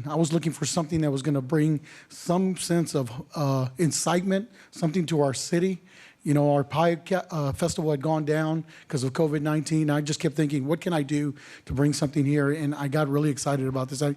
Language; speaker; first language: English; native; English